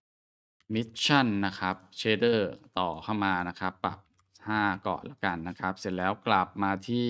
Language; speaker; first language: Thai; native; Thai